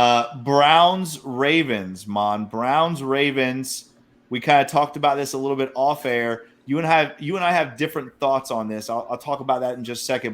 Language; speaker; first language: English; native; English